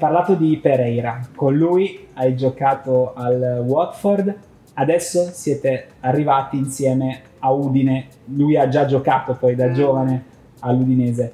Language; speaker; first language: Italian; native; Italian